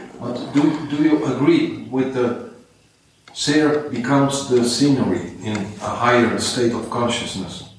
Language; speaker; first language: English; non-native, fluent; Dutch